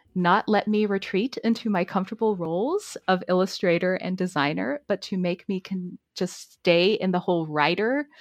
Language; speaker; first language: English; native; English